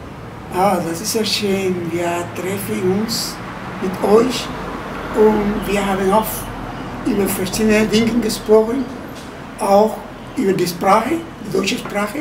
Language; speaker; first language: German; non-native, learner; Spanish